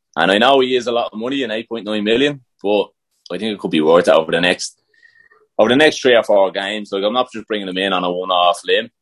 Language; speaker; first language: English; native; English